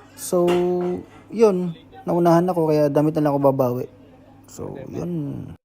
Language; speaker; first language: Filipino; native; Filipino